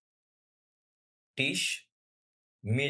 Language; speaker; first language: German; non-native, learner; Bangla